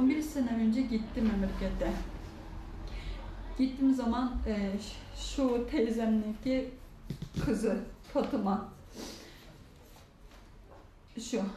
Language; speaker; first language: Turkish; non-native, learner; Uyghur